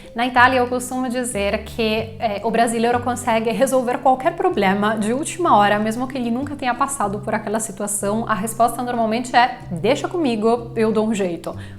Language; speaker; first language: Portuguese; non-native, fluent; Italian